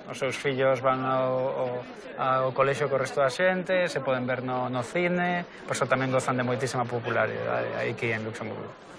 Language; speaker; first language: Galician; native; Galician